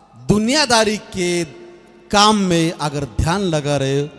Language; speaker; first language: Hindi; non-native, local second language; Marathi